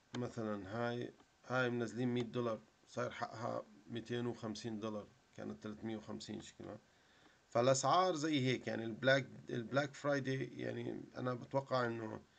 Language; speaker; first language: Arabic; native; Arabic